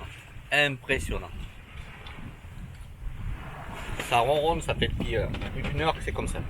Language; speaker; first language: French; native; French